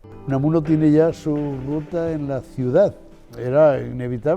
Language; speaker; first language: Spanish; native; Spanish